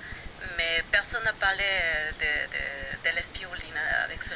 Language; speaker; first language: French; non-native, fluent; Spanish